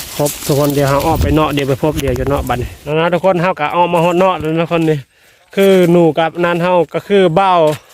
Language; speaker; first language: Thai; native; Thai